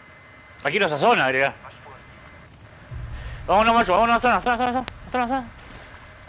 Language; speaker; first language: Spanish; native; Spanish